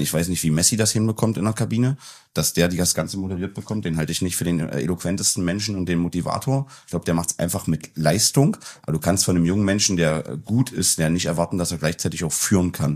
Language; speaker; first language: German; native; German